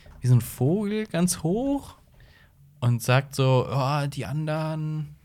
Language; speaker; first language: German; native; German